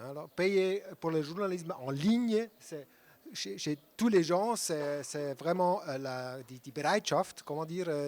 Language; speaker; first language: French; non-native, local second language; German